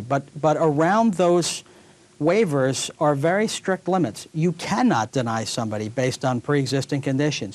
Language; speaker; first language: English; native; English